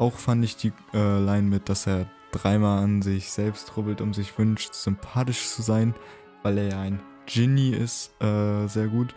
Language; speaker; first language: German; native; German